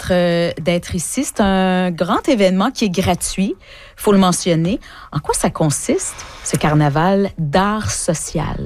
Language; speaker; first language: French; native; French